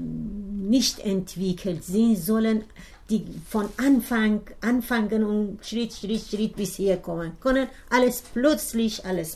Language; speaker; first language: German; non-native, learner; Persian